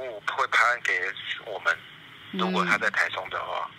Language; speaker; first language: Chinese; native; Chinese